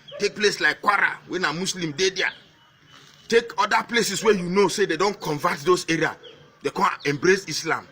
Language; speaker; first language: Nigerian Pidgin; non-native, local second language; Igbo